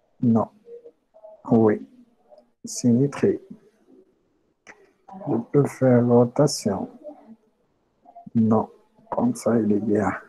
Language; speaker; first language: French; non-native, local second language; Arabic